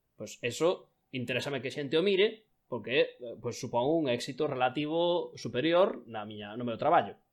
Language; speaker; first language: Galician; non-native, local second language; Spanish